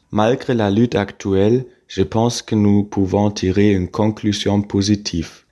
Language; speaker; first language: French; non-native, fluent; German